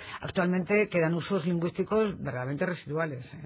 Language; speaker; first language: Spanish; native; Spanish